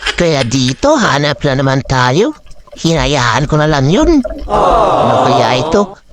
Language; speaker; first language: Filipino; native; Filipino